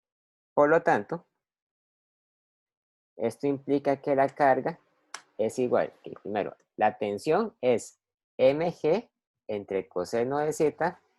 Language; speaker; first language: Spanish; native; Spanish